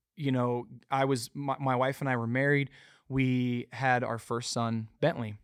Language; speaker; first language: English; native; English